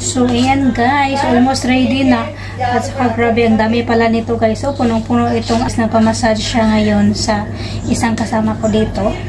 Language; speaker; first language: Filipino; non-native, local second language; Cebuano